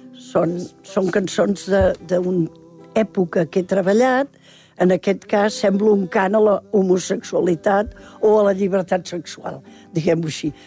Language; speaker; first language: Catalan; native; Catalan